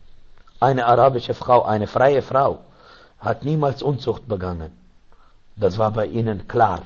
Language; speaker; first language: German; non-native, learner; Arabic